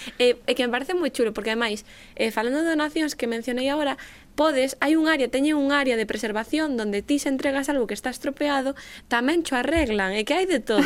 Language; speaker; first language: Galician; native; Galician